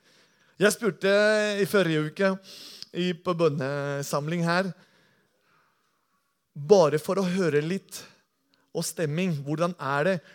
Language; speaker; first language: Norwegian; non-native, fluent; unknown